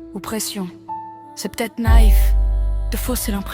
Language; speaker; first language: French; native; French